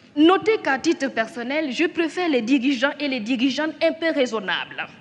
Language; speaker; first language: French; non-native, local second language; Mossi